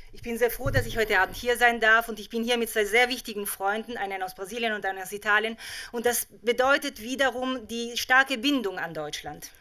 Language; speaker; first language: German; native; German